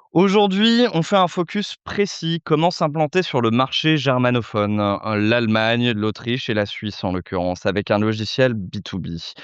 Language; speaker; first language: French; native; French